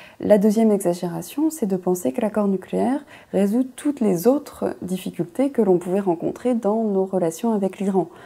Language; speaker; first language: French; native; French